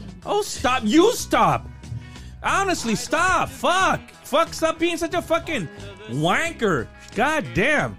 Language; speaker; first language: English; native; English